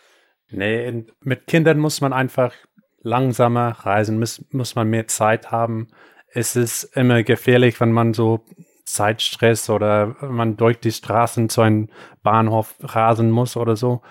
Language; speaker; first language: German; non-native, fluent; English